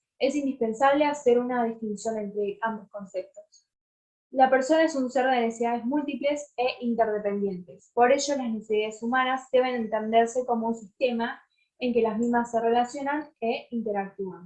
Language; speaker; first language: Spanish; native; Spanish